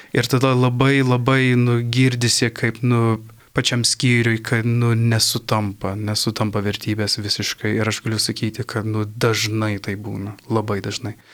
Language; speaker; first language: Lithuanian; early bilingual, heritage; Lithuanian